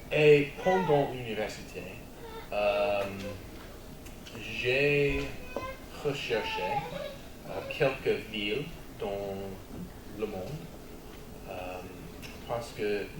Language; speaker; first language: French; non-native, learner; English